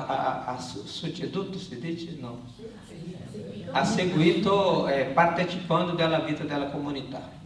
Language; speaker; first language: Italian; non-native, learner; Portuguese